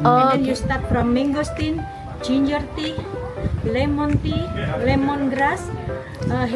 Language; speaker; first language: English; non-native, learner; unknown